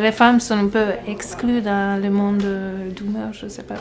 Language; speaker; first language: French; non-native, fluent; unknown